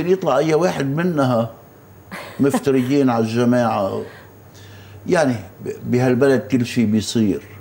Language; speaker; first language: Arabic; native; Arabic